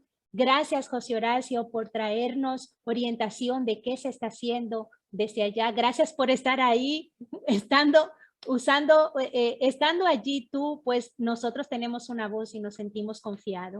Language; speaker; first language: Spanish; native; Spanish